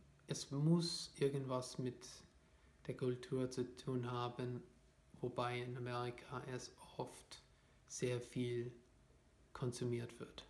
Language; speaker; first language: German; non-native, fluent; English